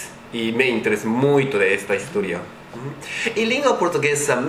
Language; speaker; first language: Portuguese; non-native, learner; Japanese